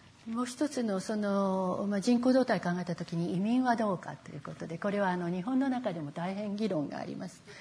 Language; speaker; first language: Japanese; native; Japanese